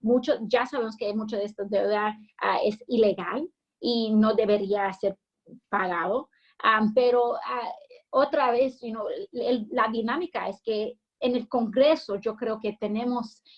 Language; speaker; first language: Spanish; early bilingual, heritage; English